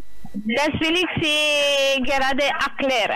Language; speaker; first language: German; non-native, learner; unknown